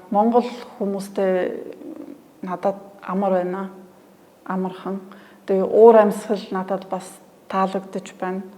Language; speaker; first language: Mongolian; non-native, fluent; Polish